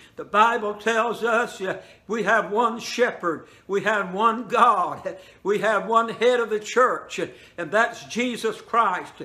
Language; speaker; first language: English; native; English